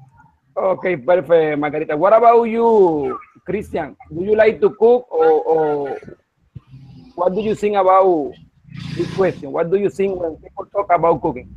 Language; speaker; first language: English; non-native, learner; Spanish